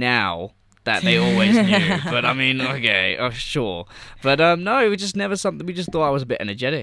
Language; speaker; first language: English; native; English